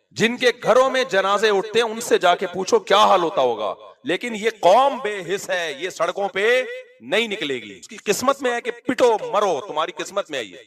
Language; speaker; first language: Urdu; native; Urdu